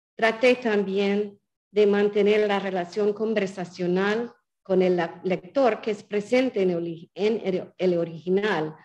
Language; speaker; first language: Spanish; non-native, fluent; English